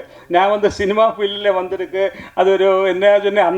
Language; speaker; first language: Tamil; non-native, learner; Malayalam